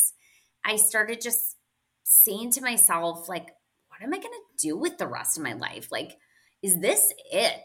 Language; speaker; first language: English; native; English